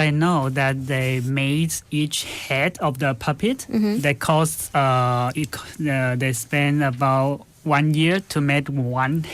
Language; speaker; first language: English; non-native, fluent; Chinese